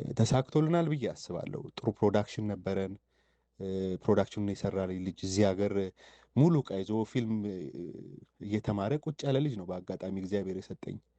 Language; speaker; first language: Amharic; native; Amharic